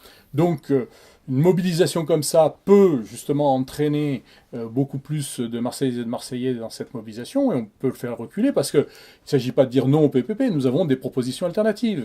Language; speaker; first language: French; native; French